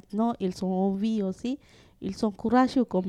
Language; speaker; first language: French; non-native, learner; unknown